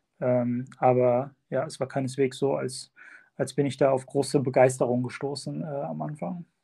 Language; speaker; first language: German; early bilingual, other home language; Turkish